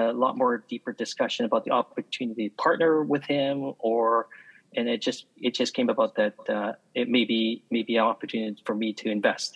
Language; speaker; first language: English; native; English